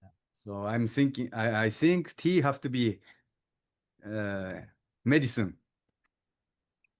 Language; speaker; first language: English; non-native, learner; Japanese